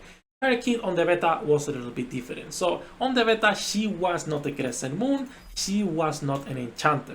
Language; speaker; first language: English; non-native, fluent; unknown